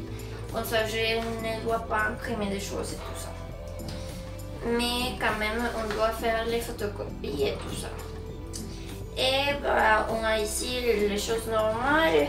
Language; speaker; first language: French; non-native, fluent; Spanish